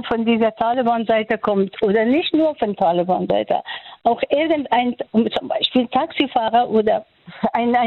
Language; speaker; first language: German; non-native, fluent; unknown